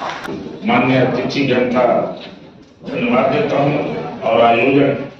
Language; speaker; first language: Hindi; native; Hindi